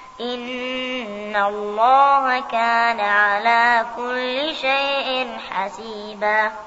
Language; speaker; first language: Arabic; native; Arabic